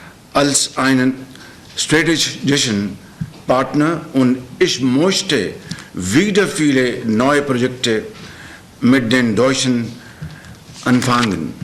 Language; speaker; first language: German; non-native, learner; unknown